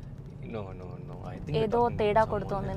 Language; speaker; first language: Telugu; native; Telugu